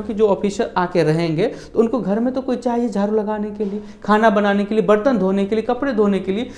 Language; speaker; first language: Hindi; native; Hindi